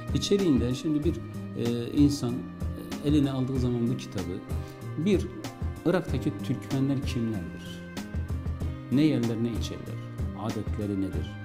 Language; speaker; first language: Turkish; early bilingual, heritage; Arabic